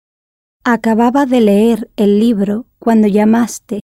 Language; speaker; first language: Spanish; non-native, learner; English